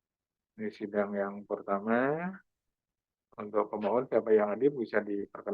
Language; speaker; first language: Indonesian; native; Indonesian